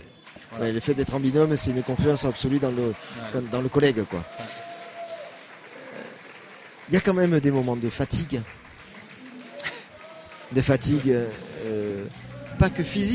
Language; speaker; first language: French; native; French